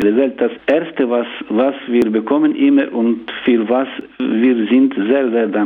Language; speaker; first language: German; non-native, learner; Ukrainian